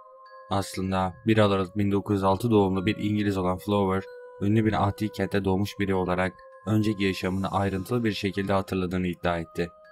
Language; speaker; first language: Turkish; native; Turkish